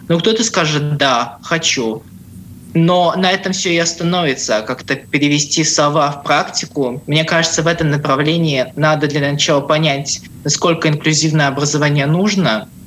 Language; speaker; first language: Russian; native; Russian